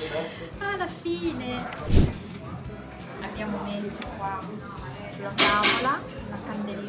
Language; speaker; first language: Italian; native; Italian